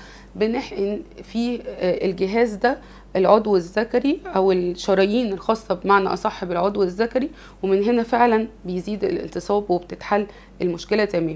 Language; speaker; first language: Arabic; native; Arabic